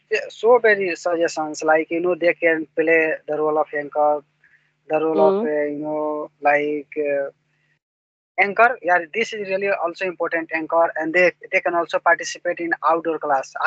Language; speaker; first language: English; non-native, local second language; Hindi